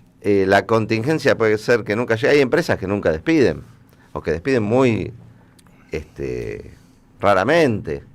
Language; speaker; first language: Spanish; native; Spanish